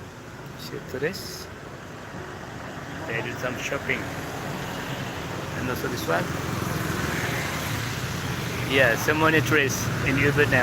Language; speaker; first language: English; non-native, learner; Indonesian